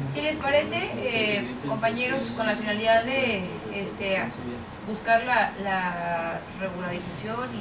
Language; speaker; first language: Spanish; native; Spanish